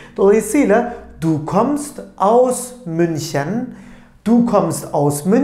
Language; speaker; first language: German; non-native, fluent; Turkish